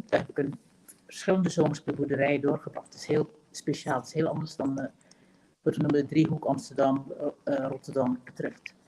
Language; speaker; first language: Dutch; non-native, local second language; Papiamento